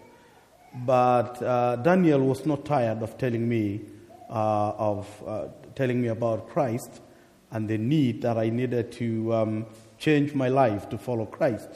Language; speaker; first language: English; non-native, local second language; Masai